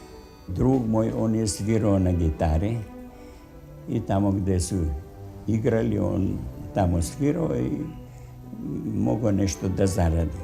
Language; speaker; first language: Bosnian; non-native, fluent; Russian